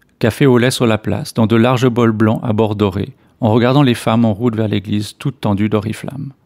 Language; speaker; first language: French; native; French